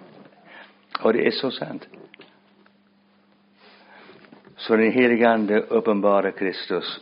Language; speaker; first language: Swedish; non-native, fluent; English